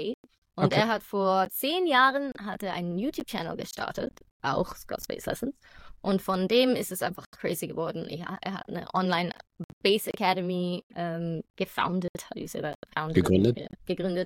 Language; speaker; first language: German; non-native, fluent; English